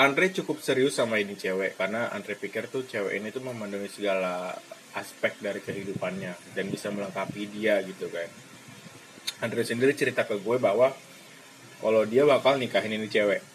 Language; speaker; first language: Indonesian; native; Indonesian